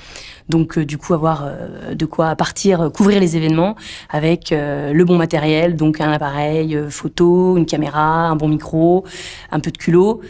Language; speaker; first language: French; native; French